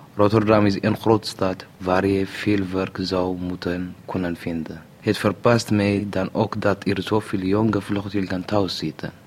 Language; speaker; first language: Dutch; non-native, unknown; Amharic